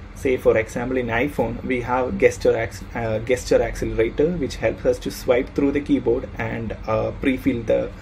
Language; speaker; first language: English; non-native, local second language; Malayalam